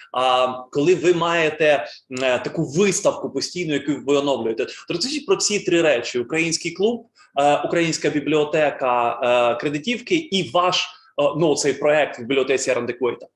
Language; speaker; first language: Ukrainian; native; Ukrainian